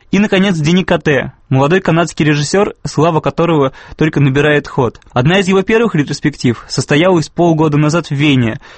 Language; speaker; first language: Russian; native; Russian